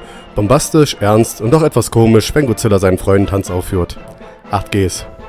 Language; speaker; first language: German; native; German